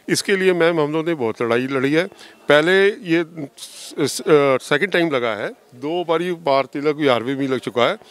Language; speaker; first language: Hindi; native; Hindi